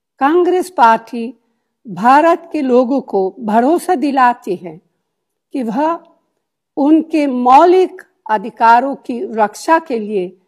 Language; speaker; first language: Hindi; non-native, fluent; Italian